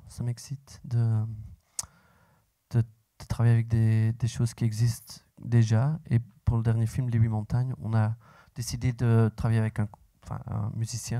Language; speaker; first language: French; non-native, local second language; Dutch